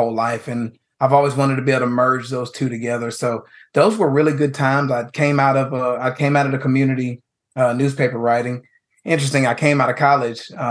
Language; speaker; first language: English; native; English